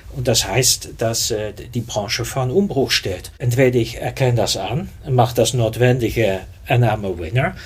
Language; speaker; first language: German; non-native, fluent; Dutch